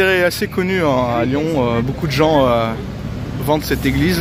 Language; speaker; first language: French; native; French